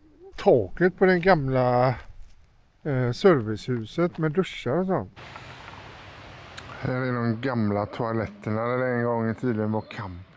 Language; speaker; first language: Swedish; native; Swedish